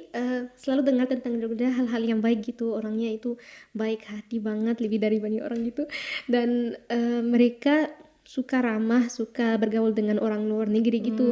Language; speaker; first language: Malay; non-native, fluent; Arabic